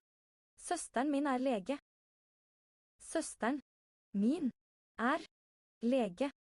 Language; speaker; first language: Norwegian; non-native, learner; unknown